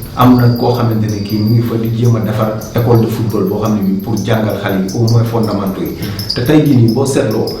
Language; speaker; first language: Wolof; native; Wolof